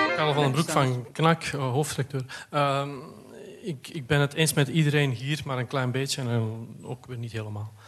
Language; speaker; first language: Dutch; native; Dutch